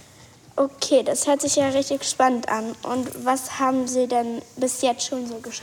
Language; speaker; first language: German; native; German